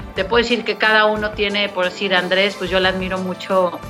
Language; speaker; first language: Spanish; native; Spanish